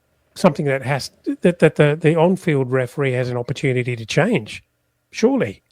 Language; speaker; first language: English; native; English